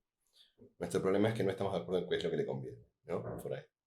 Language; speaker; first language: Spanish; native; Spanish